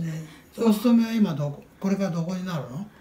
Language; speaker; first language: Japanese; native; Japanese